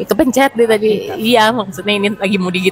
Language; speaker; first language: Indonesian; native; Indonesian